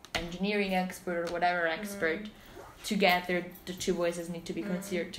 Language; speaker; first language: English; non-native, fluent; Italian